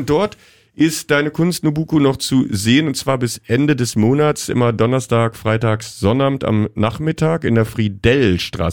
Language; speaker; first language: German; native; German